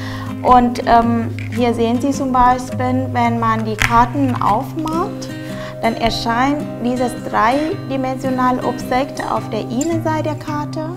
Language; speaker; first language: German; non-native, fluent; Vietnamese